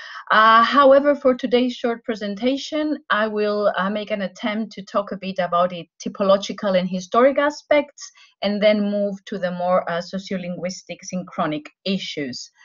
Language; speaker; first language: English; non-native, fluent; Greek